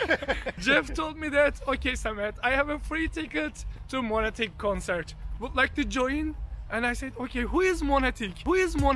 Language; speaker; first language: English; non-native, fluent; Turkish